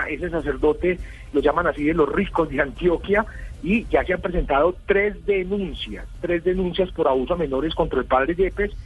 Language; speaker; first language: Spanish; native; Spanish